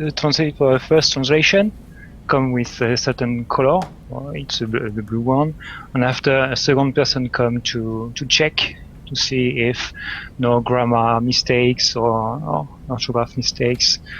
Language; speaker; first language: English; non-native, learner; French